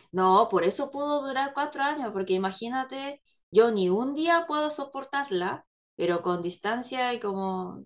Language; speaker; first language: Spanish; non-native, fluent; Korean